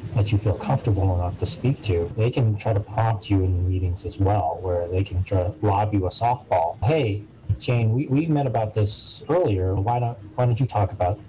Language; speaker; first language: English; native; English